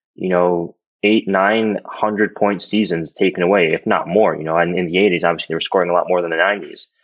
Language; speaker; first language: English; native; English